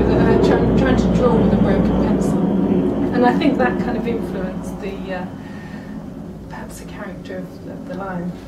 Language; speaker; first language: English; native; English